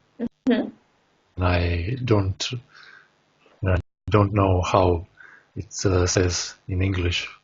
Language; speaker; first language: English; non-native, learner; Russian